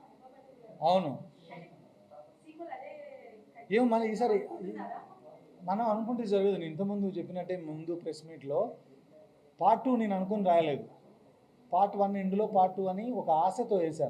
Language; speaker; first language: Telugu; native; Telugu